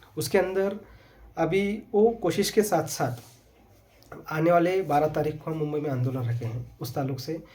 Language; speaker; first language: Hindi; non-native, local second language; Urdu